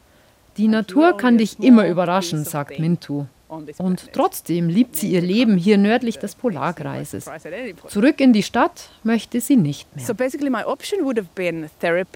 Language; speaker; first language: German; native; German